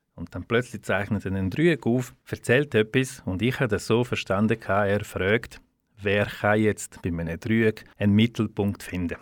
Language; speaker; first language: German; non-native, fluent; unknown